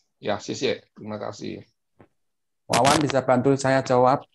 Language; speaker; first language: Indonesian; native; Indonesian